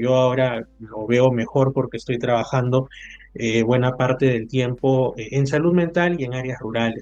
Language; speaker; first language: Spanish; native; Spanish